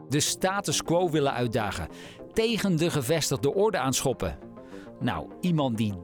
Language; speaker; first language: Dutch; native; Dutch